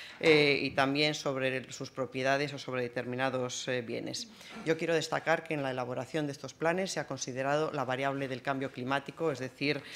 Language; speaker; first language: Spanish; native; Spanish